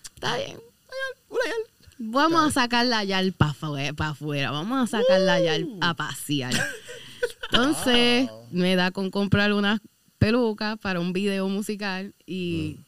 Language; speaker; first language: Spanish; native; Spanish